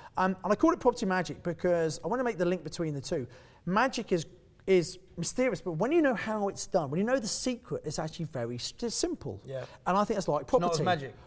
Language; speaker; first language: English; native; English